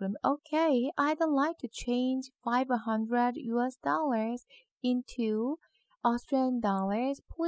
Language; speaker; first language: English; non-native, fluent; Korean